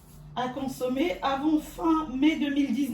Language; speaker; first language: French; native; French